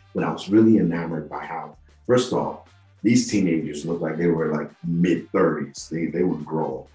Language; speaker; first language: English; non-native, local second language; Yoruba